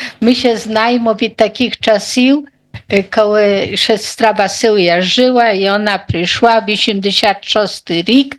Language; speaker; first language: Polish; non-native, local second language; Ukrainian